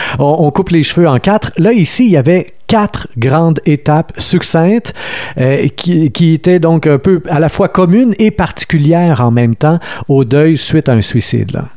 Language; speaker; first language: French; native; French